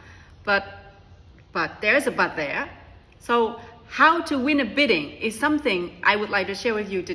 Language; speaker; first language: English; non-native, fluent; Vietnamese